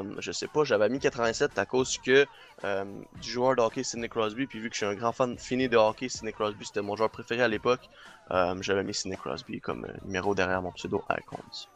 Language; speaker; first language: French; non-native, local second language; English